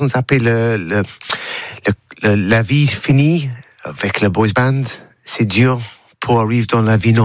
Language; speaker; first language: French; non-native, learner; English